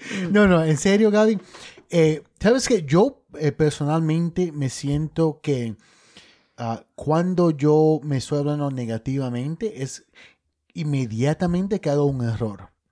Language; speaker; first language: Spanish; early bilingual, other home language; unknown